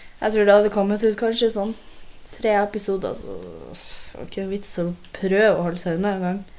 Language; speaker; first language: Norwegian; native; Norwegian